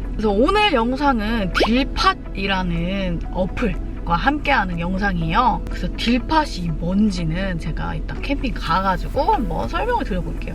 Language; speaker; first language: Korean; native; Korean